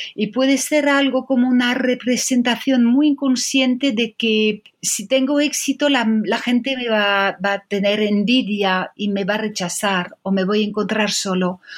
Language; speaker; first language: Spanish; non-native, fluent; French